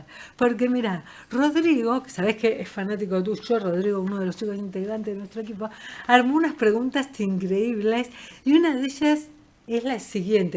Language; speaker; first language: Spanish; native; Spanish